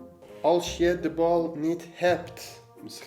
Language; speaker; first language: Dutch; non-native, learner; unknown